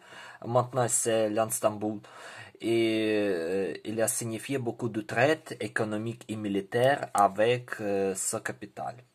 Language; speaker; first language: French; non-native, learner; Ukrainian